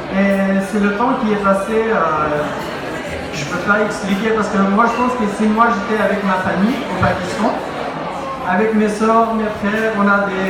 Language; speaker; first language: French; non-native, learner; Pashto